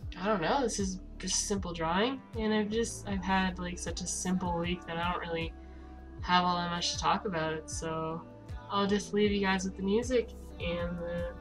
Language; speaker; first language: English; native; English